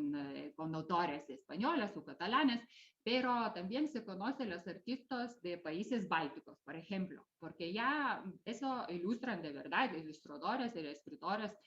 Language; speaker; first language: Spanish; non-native, fluent; Lithuanian